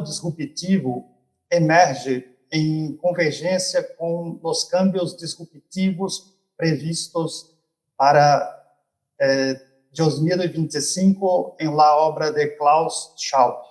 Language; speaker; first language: Spanish; non-native, fluent; Portuguese